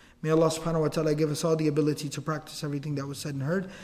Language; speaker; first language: English; native; English